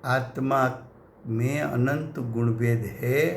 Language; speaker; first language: Hindi; non-native, local second language; Gujarati